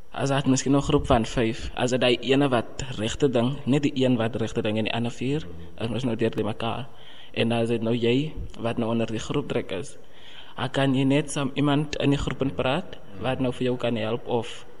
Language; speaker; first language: Afrikaans; non-native, local second language; Xhosa